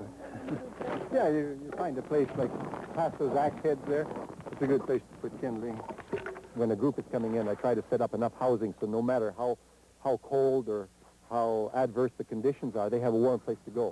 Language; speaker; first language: English; native; English